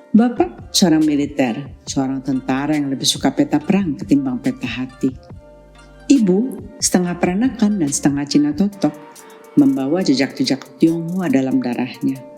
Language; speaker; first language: Indonesian; native; Indonesian